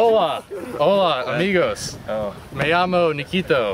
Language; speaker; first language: Spanish; non-native, learner; English